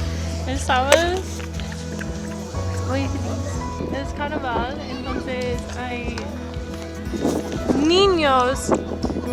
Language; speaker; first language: Spanish; non-native, learner; English